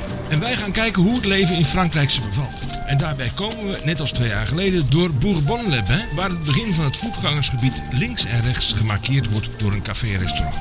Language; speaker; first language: Dutch; native; Dutch